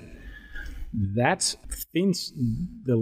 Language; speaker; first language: English; non-native, fluent; Dutch